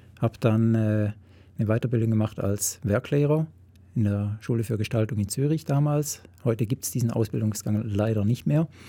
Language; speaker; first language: German; native; German